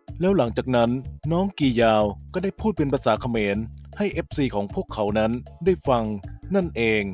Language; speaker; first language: Thai; native; Thai